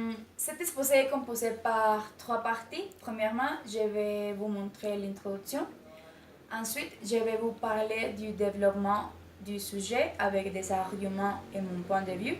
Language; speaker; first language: French; non-native, learner; Spanish